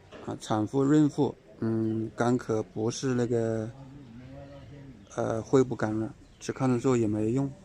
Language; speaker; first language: Chinese; native; Chinese